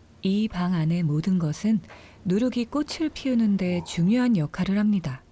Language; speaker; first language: Korean; native; Korean